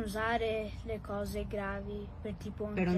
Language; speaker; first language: Italian; early bilingual, heritage; Italian